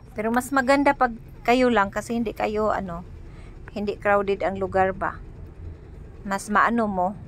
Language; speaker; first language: Filipino; non-native, local second language; Cebuano